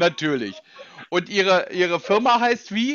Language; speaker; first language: German; native; German